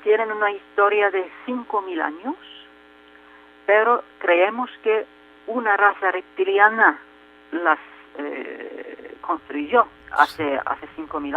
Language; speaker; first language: Spanish; non-native, fluent; Turkish